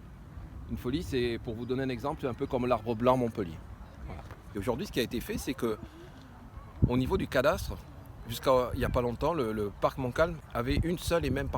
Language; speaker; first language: French; native; French